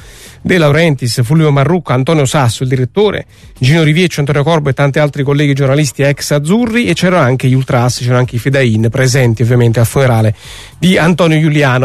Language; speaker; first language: Italian; native; Italian